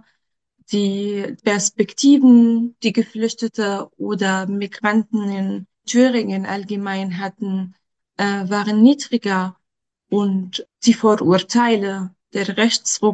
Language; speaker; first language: German; non-native, fluent; Arabic